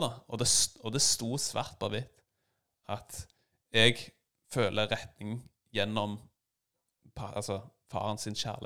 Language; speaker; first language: Norwegian; native; Norwegian